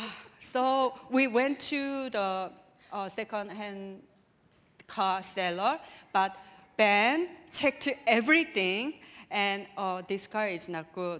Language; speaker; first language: English; non-native, learner; Korean